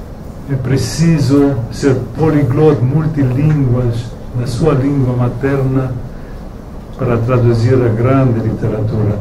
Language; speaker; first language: Portuguese; non-native, learner; Romanian